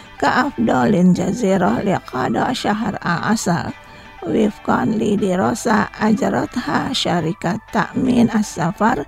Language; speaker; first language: Arabic; non-native, fluent; Indonesian